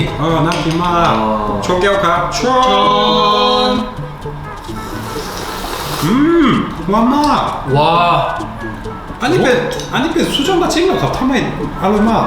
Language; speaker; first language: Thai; non-native, learner; Korean